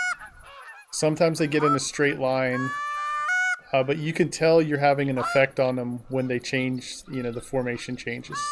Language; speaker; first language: English; native; English